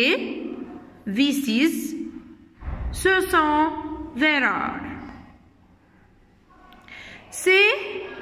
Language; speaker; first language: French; non-native, fluent; Arabic